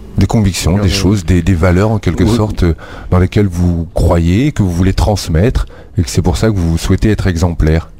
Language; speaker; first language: French; native; French